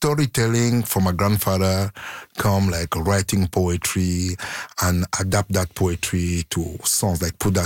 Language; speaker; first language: English; non-native, local second language; French